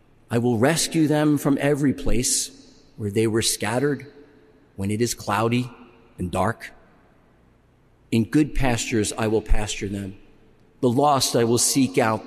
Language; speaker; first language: English; native; English